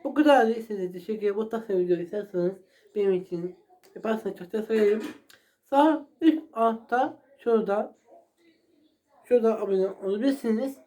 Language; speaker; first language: Turkish; non-native, learner; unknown